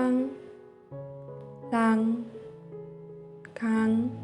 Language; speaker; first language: Korean; native; Korean